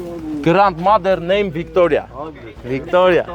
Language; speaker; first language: English; non-native, learner; Armenian